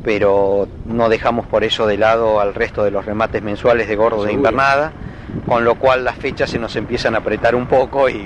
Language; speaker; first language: Spanish; native; Spanish